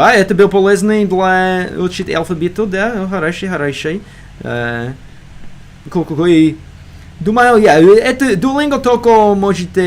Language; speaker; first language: Russian; non-native, learner; English